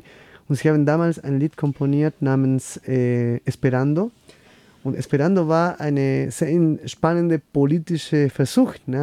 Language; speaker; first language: German; non-native, fluent; Spanish